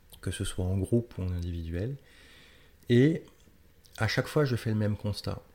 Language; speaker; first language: French; native; French